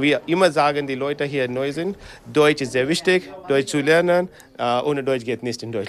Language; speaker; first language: German; non-native, learner; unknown